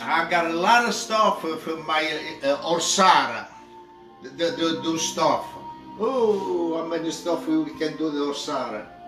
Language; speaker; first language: English; non-native, learner; Italian